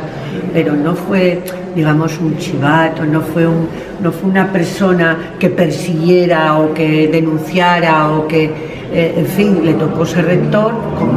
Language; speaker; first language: Spanish; native; Spanish